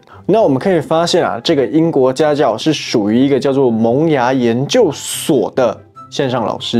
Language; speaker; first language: Chinese; native; Chinese